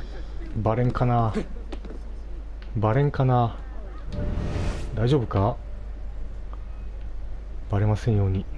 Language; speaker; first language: Japanese; native; Japanese